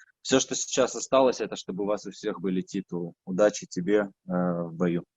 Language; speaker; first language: Russian; native; Russian